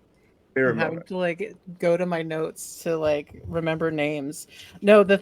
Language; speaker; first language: English; native; English